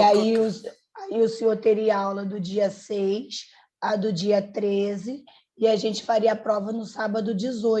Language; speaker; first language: Portuguese; native; Portuguese